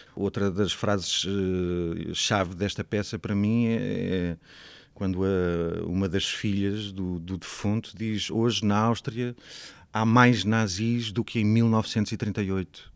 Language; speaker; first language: Portuguese; native; Portuguese